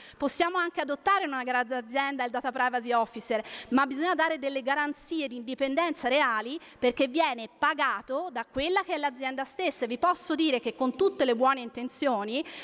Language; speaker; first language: Italian; native; Italian